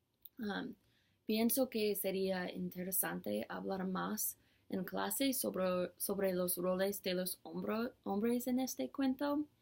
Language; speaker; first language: Spanish; non-native, learner; English